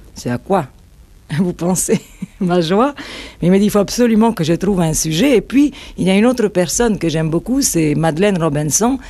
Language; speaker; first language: French; non-native, fluent; Italian